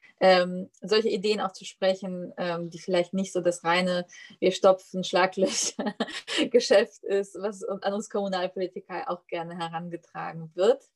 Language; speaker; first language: German; native; German